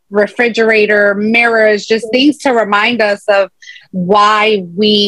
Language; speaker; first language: English; native; English